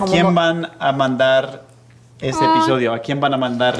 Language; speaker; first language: Spanish; non-native, fluent; English